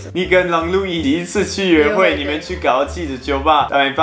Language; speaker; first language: Chinese; non-native, fluent; French